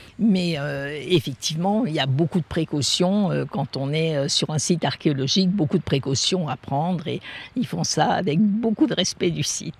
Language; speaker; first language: French; native; French